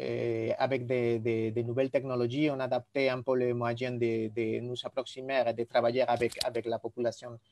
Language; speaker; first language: French; non-native, fluent; Spanish